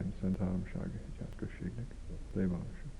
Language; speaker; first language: Hungarian; early bilingual, heritage; Hungarian